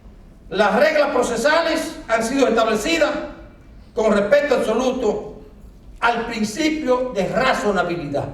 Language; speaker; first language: Spanish; native; Spanish